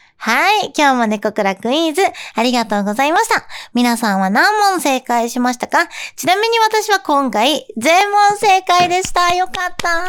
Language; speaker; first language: Japanese; native; Japanese